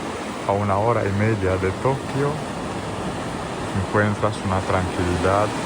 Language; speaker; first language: Spanish; non-native, fluent; Romanian